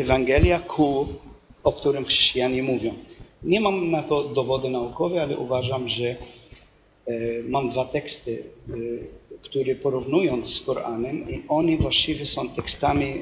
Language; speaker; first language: Polish; non-native, fluent; Arabic